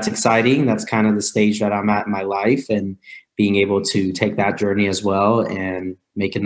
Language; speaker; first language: English; native; English